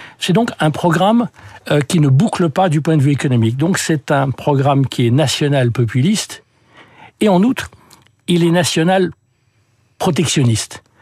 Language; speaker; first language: French; early bilingual, other home language; English